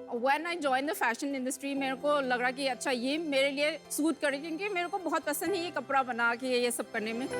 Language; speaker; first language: Hindi; non-native, local second language; Manipuri